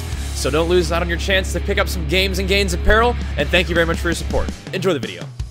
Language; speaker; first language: English; native; English